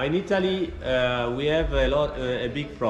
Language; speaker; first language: English; non-native, learner; Italian